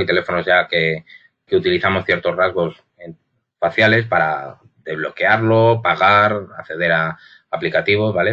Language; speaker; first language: Spanish; native; Spanish